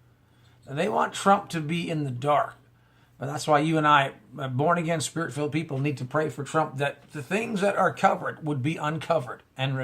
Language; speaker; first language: English; native; English